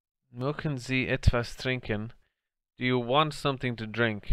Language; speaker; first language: German; non-native, learner; English